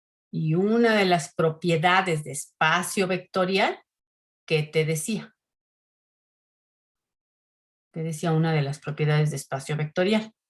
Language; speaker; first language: Spanish; native; Spanish